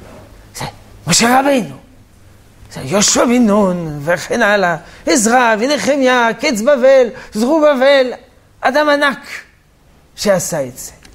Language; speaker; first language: Hebrew; non-native, fluent; French